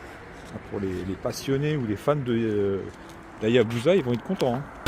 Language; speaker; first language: French; native; French